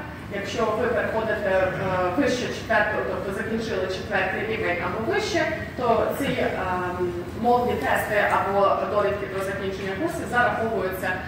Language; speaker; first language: Ukrainian; native; Ukrainian